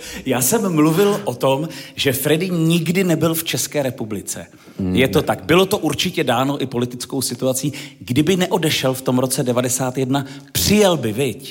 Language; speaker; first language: Czech; native; Czech